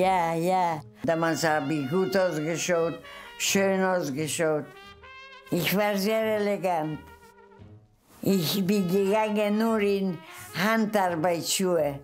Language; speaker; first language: German; non-native, fluent; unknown